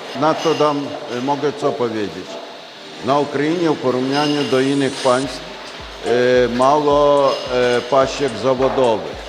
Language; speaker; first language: Polish; non-native, learner; Ukrainian